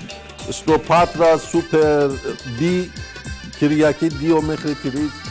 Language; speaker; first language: Greek; non-native, fluent; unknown